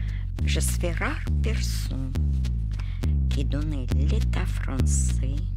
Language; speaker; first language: French; non-native, learner; Russian